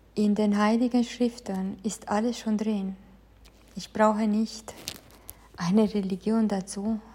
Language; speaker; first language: German; non-native, fluent; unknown